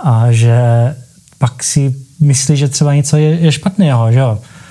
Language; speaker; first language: Czech; early bilingual, heritage; Czech